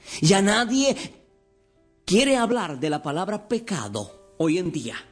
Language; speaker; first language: Spanish; native; Spanish